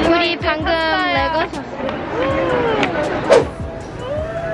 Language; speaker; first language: Korean; early bilingual, heritage; English